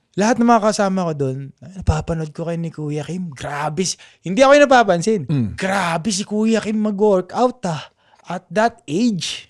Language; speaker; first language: Filipino; native; Filipino